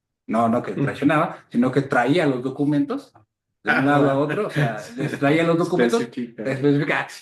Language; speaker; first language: Spanish; native; Spanish